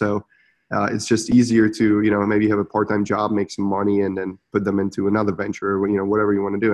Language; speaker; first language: English; non-native, fluent; Czech